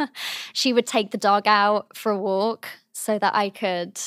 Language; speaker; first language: English; native; English